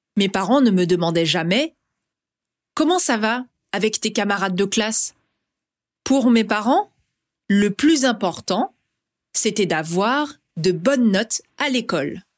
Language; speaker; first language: French; early bilingual, other home language; Vietnamese